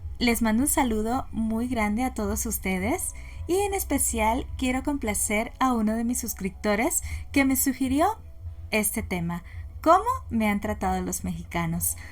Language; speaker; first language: Spanish; native; Spanish